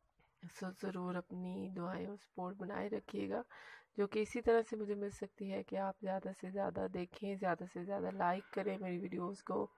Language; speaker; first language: Hindi; native; Hindi